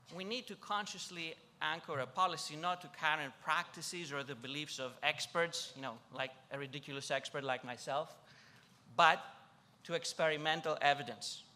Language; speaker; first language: English; non-native, fluent; Greek